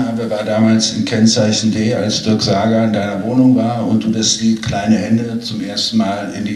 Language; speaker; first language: German; native; German